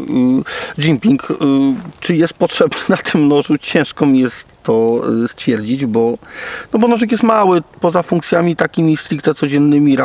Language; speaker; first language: Polish; native; Polish